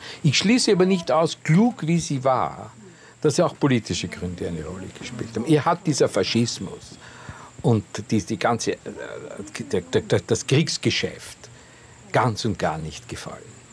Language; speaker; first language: German; native; German